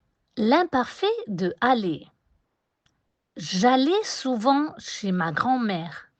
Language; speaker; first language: French; non-native, fluent; Spanish